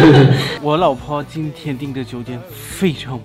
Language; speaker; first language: Chinese; non-native, fluent; German